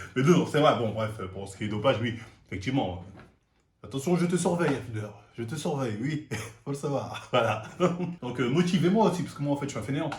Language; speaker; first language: French; native; French